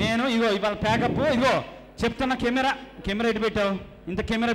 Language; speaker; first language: Telugu; native; Telugu